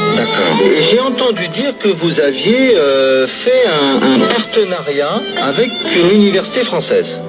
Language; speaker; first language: French; native; French